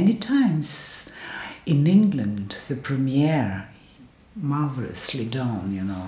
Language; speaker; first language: English; non-native, learner; French